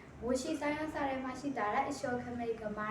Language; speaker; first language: Japanese; non-native, learner; Burmese